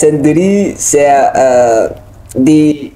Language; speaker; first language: Indonesian; non-native, learner; Hausa